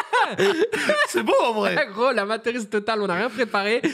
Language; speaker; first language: French; native; French